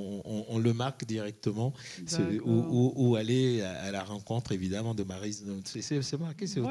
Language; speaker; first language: French; native; French